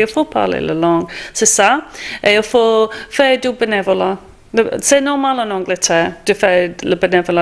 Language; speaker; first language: French; non-native, fluent; English